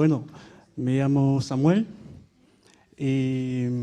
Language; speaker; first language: Spanish; early bilingual, heritage; Spanish